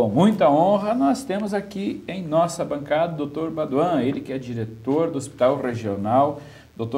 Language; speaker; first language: Portuguese; native; Portuguese